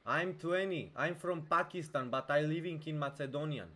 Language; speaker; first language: English; non-native, learner; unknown